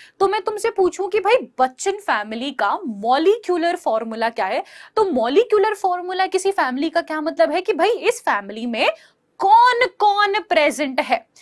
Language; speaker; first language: Hindi; native; Hindi